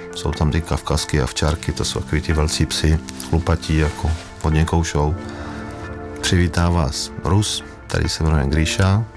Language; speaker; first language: Czech; native; Czech